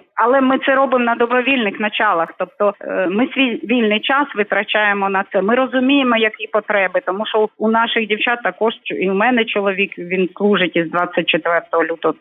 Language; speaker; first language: Ukrainian; native; Ukrainian